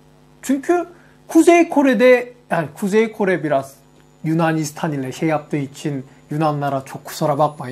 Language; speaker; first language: Turkish; non-native, learner; Korean